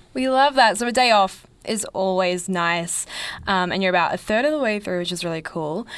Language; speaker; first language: English; native; English